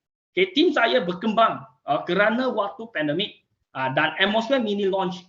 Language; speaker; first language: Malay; non-native, local second language; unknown